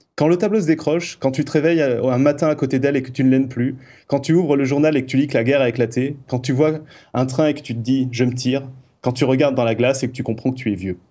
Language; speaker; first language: French; native; French